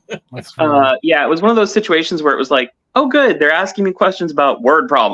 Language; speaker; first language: English; native; English